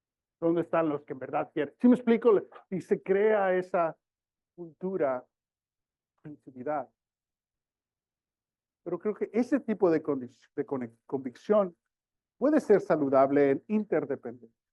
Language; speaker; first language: Spanish; early bilingual, heritage; Spanish